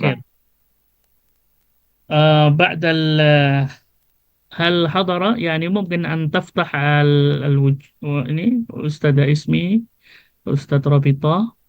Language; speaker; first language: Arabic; non-native, fluent; Indonesian